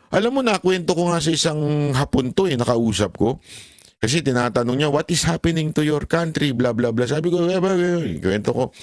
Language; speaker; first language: Filipino; native; Filipino